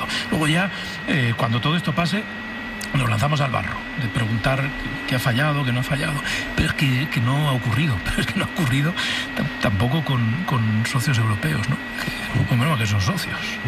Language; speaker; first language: Spanish; native; Spanish